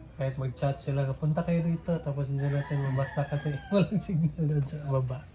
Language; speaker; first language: Filipino; non-native, local second language; Cebuano